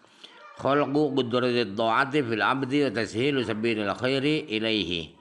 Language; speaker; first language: Arabic; non-native, fluent; Indonesian